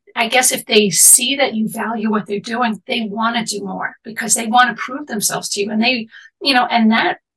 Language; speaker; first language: English; native; English